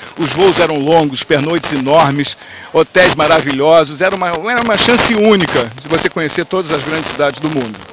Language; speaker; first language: Portuguese; native; Portuguese